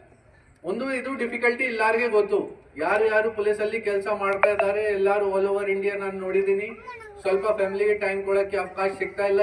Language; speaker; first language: Kannada; non-native, fluent; Hindi